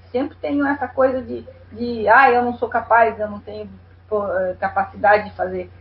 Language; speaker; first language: Portuguese; non-native, fluent; Spanish